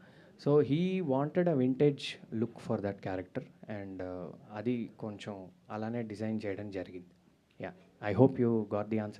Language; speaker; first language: Telugu; native; Telugu